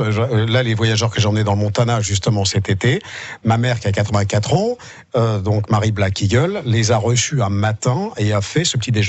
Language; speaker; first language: French; native; French